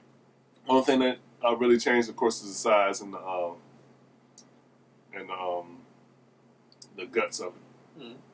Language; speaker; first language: English; native; English